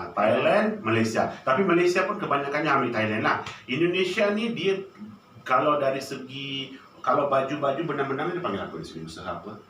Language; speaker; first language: Malay; native; Malay